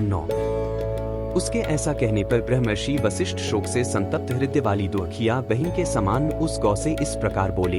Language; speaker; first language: Hindi; native; Hindi